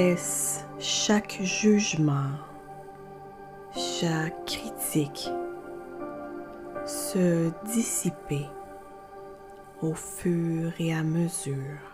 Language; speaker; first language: French; native; French